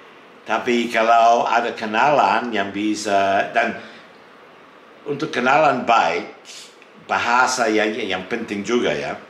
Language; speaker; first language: Indonesian; non-native, fluent; English